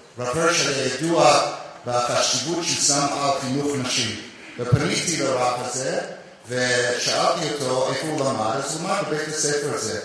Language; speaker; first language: Hebrew; non-native, fluent; English